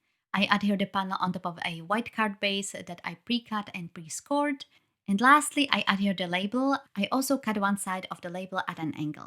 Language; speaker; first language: English; non-native, fluent; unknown